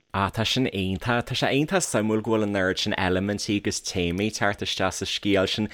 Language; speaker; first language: Irish; native; Irish